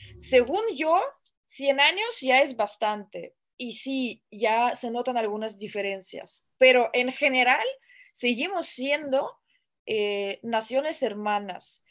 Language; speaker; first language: Spanish; non-native, fluent; Russian